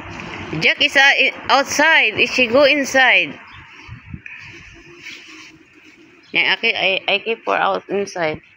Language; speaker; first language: English; non-native, learner; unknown